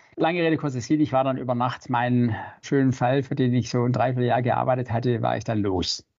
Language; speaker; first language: German; native; German